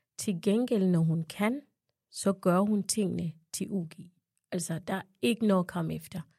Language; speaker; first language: Danish; non-native, fluent; Ganda